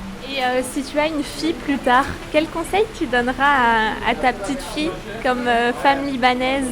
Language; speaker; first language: French; native; French